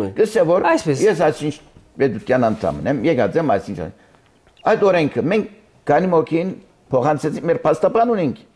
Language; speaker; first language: Armenian; early bilingual, heritage; Armenian